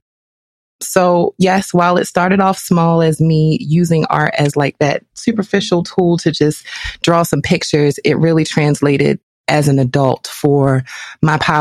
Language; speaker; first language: English; native; English